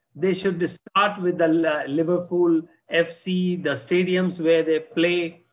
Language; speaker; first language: English; non-native, local second language; Hindi